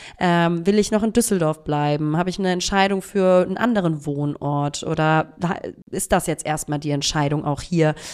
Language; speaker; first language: German; native; German